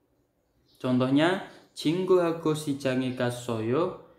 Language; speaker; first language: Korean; non-native, fluent; Indonesian